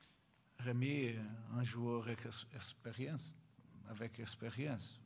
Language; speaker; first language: French; non-native, learner; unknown